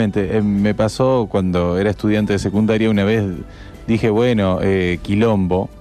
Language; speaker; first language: Spanish; native; Spanish